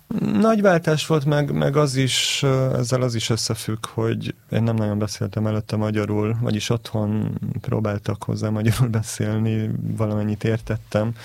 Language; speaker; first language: Hungarian; early bilingual, heritage; Hebrew